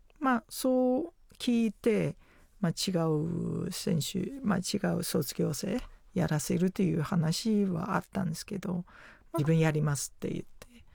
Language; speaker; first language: Japanese; non-native, fluent; Chinese